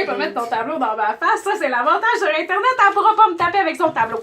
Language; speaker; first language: French; native; French